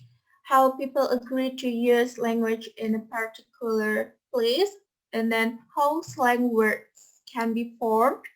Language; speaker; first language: English; non-native, fluent; Indonesian